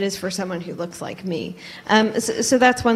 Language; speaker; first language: English; native; English